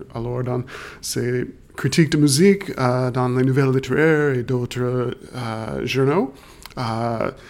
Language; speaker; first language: French; non-native, fluent; English